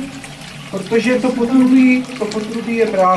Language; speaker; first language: Czech; native; Czech